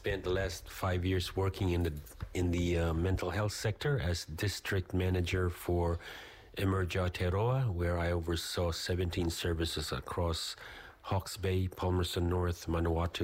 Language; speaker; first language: English; non-native, local second language; Filipino